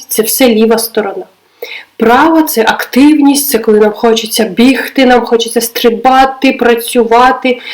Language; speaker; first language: Ukrainian; non-native, local second language; Russian